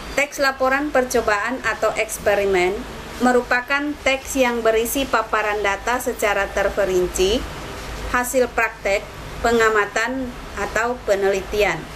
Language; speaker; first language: Indonesian; native; Indonesian